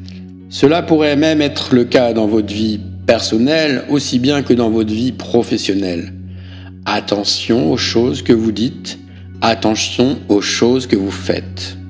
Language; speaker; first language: French; native; French